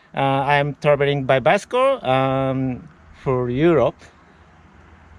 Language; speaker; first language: English; non-native, learner; Japanese